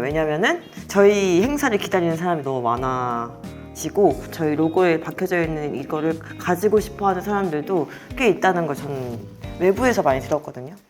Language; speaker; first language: Korean; early bilingual, heritage; Korean